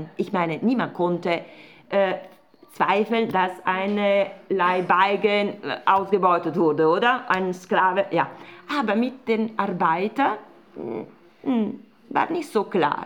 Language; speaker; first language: German; non-native, fluent; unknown